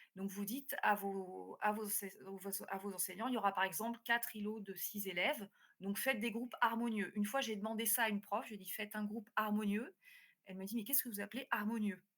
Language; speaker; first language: French; native; French